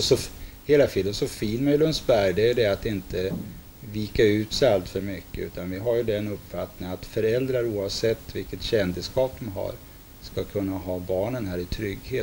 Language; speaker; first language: Swedish; native; Swedish